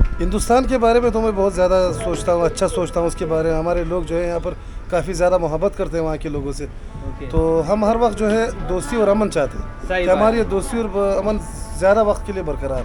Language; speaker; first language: Hindi; non-native, fluent; Pashto